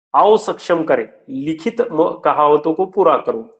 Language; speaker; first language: Hindi; non-native, local second language; Marathi